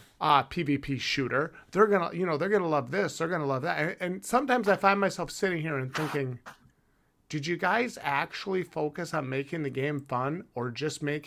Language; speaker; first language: English; native; English